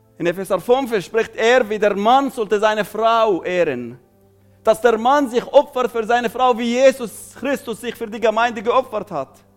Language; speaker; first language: German; non-native, fluent; Arabic